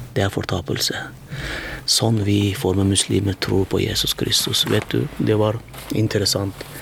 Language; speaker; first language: Norwegian; non-native, fluent; Turkmen